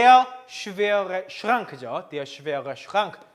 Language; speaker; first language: German; non-native, fluent; Korean